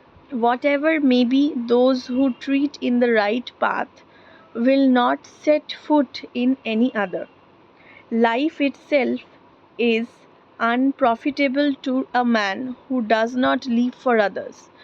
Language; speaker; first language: English; non-native, local second language; Bangla